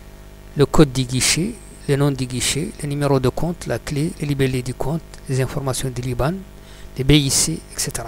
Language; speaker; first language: French; non-native, local second language; Arabic